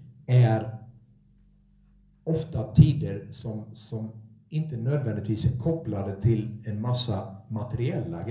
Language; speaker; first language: Swedish; non-native, fluent; English